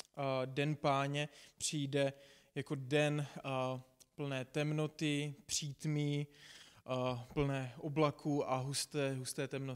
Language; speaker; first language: Czech; non-native, fluent; English